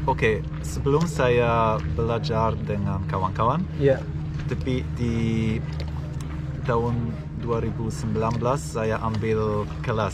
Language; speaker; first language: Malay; non-native, learner; German